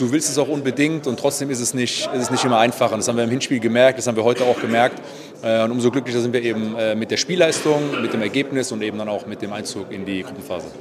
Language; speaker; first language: German; native; German